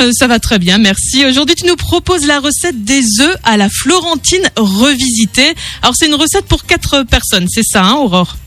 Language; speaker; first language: French; native; French